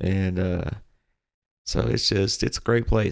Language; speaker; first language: English; native; English